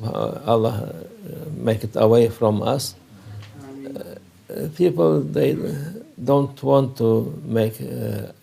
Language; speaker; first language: English; non-native, learner; Turkish